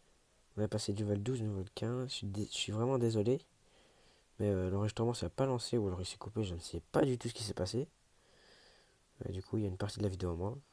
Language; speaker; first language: French; native; French